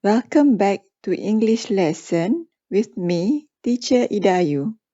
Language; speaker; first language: English; non-native, local second language; Malay